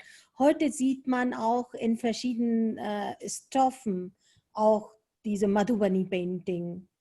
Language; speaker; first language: German; non-native, fluent; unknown